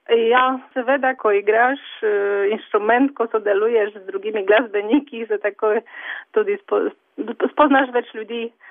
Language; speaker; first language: Slovenian; non-native, fluent; Polish